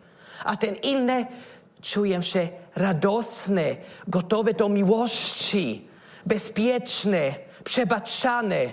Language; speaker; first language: Polish; non-native, learner; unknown